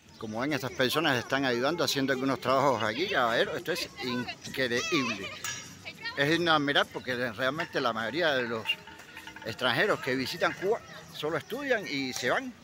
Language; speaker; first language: Spanish; native; Spanish